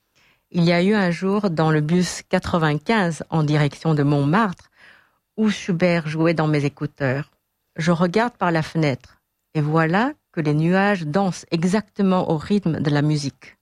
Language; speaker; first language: French; non-native, fluent; Korean